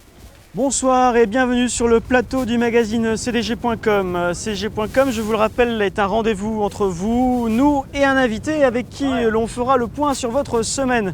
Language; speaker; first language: French; native; French